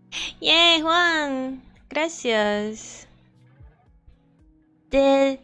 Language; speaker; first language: Spanish; non-native, learner; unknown